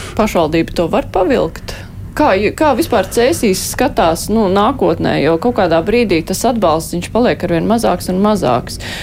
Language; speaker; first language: Latvian; native; Latvian